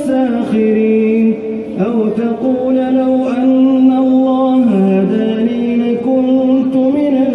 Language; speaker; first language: Arabic; native; Arabic